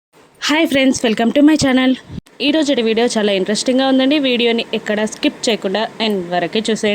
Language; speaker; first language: Telugu; native; Telugu